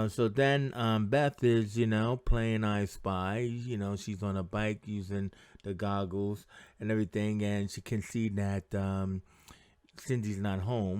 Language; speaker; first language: English; native; English